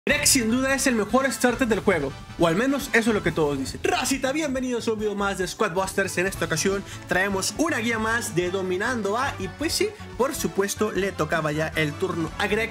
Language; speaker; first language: Spanish; native; Spanish